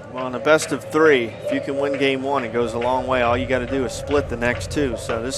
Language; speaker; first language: English; native; English